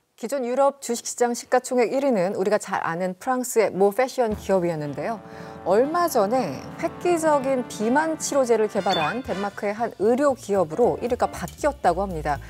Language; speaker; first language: Korean; native; Korean